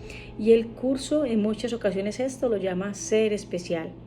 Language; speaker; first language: Spanish; native; Spanish